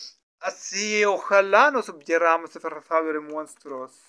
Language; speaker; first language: Spanish; non-native, learner; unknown